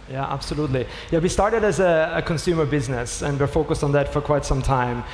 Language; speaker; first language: English; non-native, fluent; German